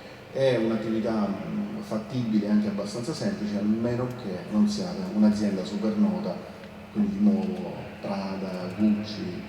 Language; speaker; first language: Italian; native; Italian